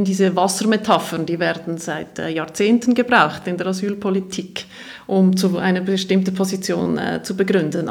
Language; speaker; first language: German; native; German